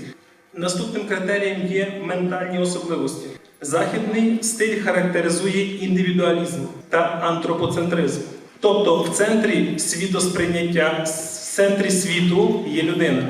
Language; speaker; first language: Ukrainian; native; Ukrainian